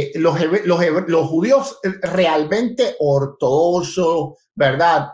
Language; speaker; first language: Spanish; native; Spanish